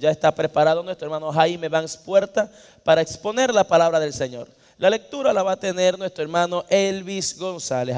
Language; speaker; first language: Spanish; native; Spanish